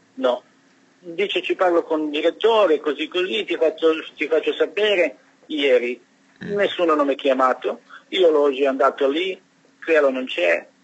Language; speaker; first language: Italian; non-native, learner; Serbian